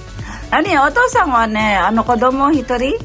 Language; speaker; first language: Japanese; non-native, fluent; Filipino